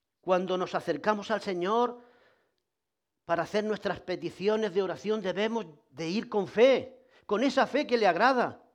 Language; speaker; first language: Spanish; native; Spanish